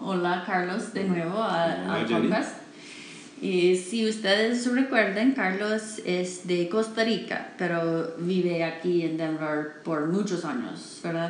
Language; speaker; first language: Spanish; non-native, learner; English